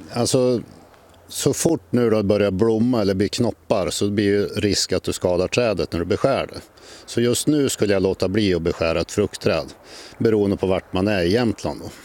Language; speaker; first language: Swedish; native; Swedish